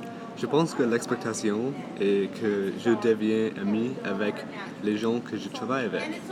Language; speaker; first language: French; non-native, local second language; English